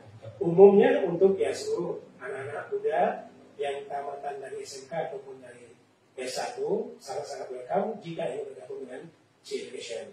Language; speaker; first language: Indonesian; native; Indonesian